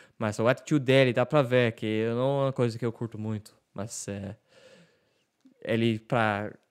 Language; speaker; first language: Portuguese; non-native, learner; English